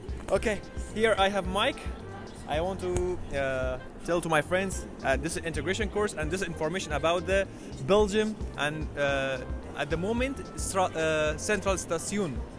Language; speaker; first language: English; non-native, learner; Persian